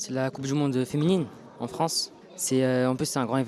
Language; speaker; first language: French; native; French